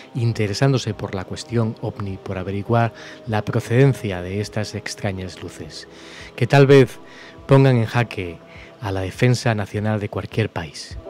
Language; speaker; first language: Spanish; native; Spanish